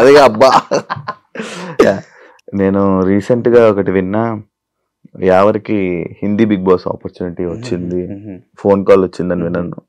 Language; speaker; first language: Telugu; native; Telugu